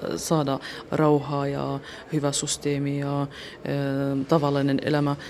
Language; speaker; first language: Finnish; non-native, fluent; Arabic